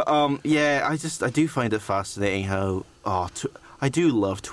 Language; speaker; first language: English; native; English